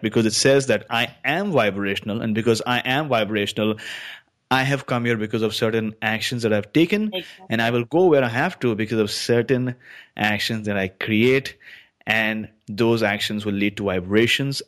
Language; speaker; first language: English; native; English